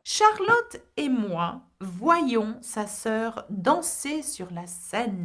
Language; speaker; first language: French; non-native, fluent; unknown